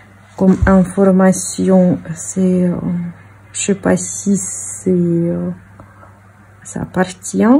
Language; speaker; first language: French; non-native, fluent; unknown